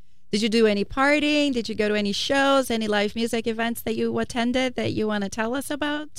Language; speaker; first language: English; non-native, fluent; Portuguese